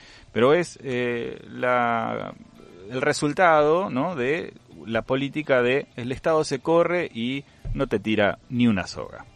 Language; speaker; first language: Spanish; native; Spanish